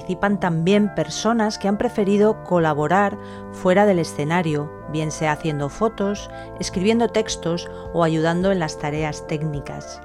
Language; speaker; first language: Spanish; native; Spanish